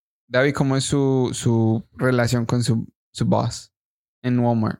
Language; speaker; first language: Spanish; early bilingual, heritage; Spanish